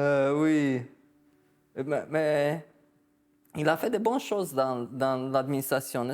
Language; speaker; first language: French; non-native, fluent; Romanian